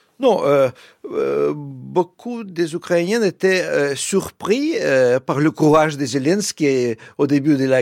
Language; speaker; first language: French; non-native, fluent; Russian